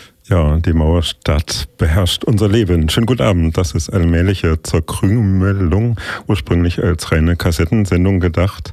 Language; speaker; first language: German; native; German